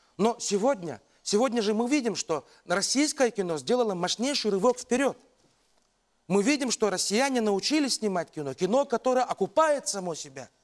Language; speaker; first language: Russian; non-native, local second language; Yakut